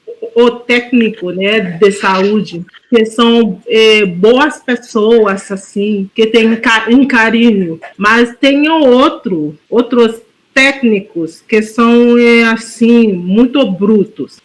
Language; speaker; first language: Portuguese; non-native, fluent; Haitian Creole